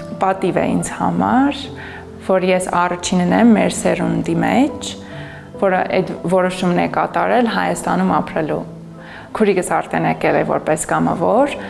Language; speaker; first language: Armenian; non-native, fluent; English